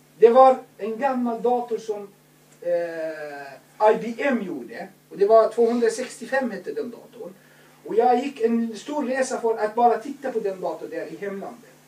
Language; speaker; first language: Swedish; non-native, fluent; Arabic